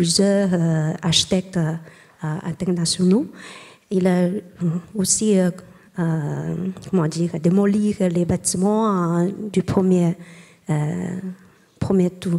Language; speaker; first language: French; non-native, learner; Chinese